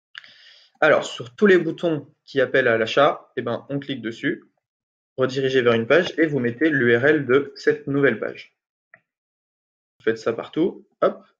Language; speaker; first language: French; native; French